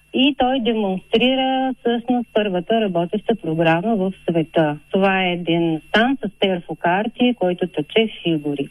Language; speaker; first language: Bulgarian; native; Bulgarian